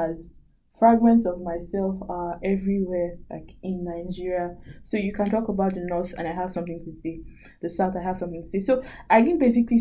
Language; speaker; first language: English; non-native, local second language; Yoruba